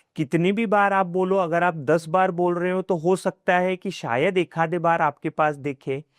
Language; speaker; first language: Hindi; non-native, local second language; Marathi